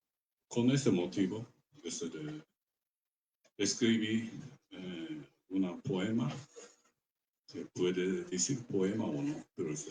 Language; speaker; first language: Spanish; non-native, learner; Japanese